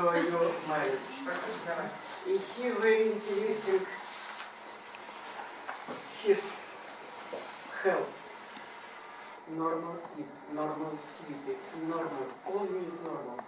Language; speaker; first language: English; non-native, learner; Russian